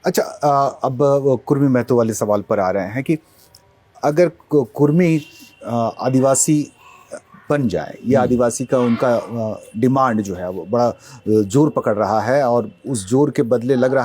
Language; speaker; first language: Hindi; native; Hindi